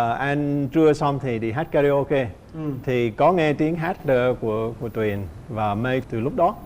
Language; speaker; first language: Vietnamese; non-native, fluent; English